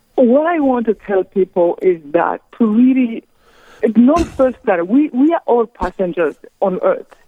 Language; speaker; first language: English; non-native, local second language; Kinyarwanda